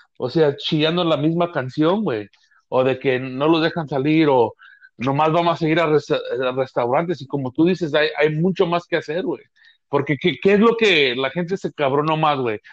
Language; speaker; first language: Spanish; early bilingual, heritage; Spanish